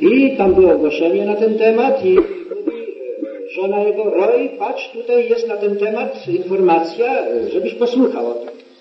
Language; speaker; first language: Polish; native; Polish